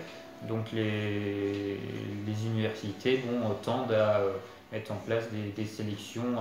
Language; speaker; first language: French; native; French